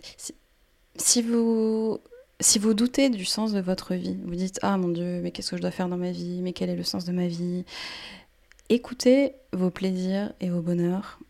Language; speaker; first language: French; native; French